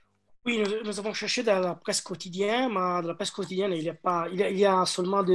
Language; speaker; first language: French; non-native, learner; Italian